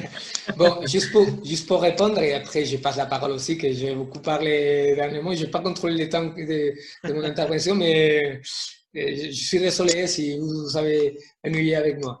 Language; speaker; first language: French; non-native, fluent; Spanish